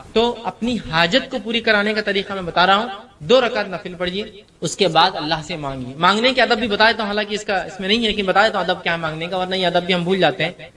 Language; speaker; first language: Urdu; native; Urdu